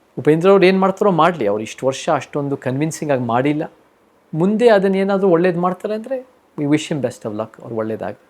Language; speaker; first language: Kannada; early bilingual, heritage; Kannada